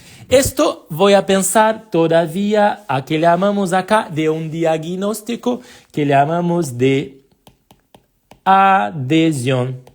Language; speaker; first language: Spanish; non-native, fluent; Portuguese